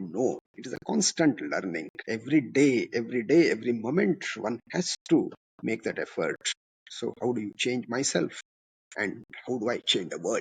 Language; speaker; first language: English; non-native, local second language; Kannada